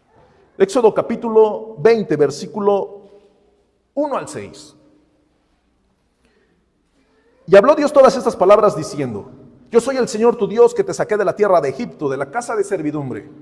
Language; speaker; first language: Spanish; native; Spanish